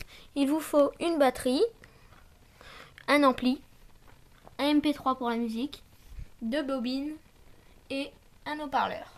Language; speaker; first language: French; native; French